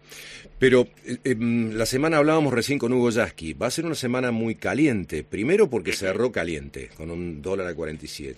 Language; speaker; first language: Spanish; native; Spanish